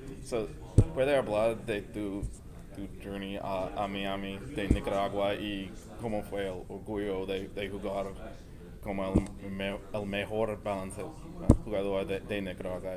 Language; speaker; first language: Spanish; non-native, learner; English